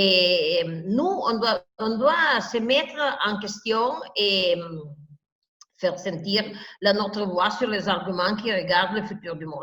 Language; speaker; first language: French; non-native, fluent; Italian